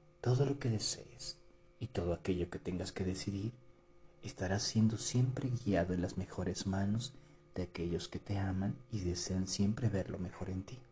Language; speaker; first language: Spanish; native; Spanish